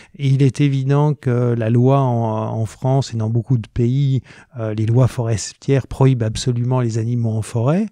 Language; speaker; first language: French; native; French